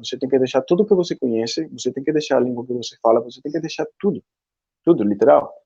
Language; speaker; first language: Portuguese; non-native, fluent; Spanish